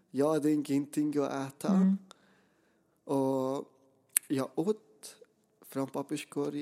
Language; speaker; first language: Swedish; non-native, fluent; Persian